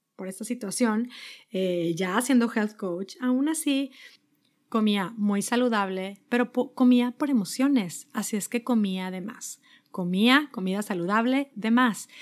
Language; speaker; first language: Spanish; native; Spanish